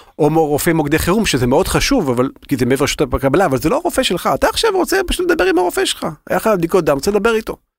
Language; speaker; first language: Hebrew; native; Hebrew